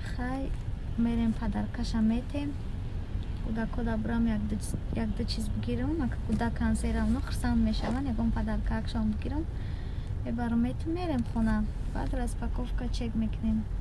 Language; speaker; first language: Tajik; native; Tajik